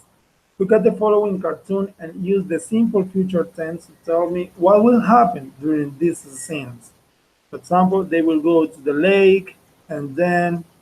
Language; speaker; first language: English; non-native, fluent; Spanish